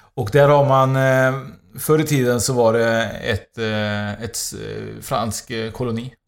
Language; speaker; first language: Swedish; early bilingual, other home language; Spanish